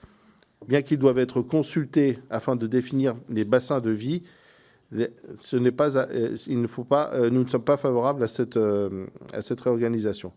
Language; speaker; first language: French; native; French